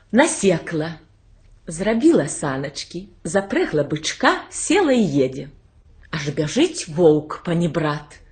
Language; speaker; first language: Belarusian; native; Belarusian